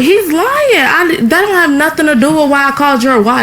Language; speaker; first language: English; native; English